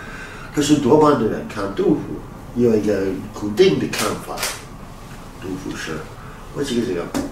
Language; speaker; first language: Chinese; non-native, fluent; English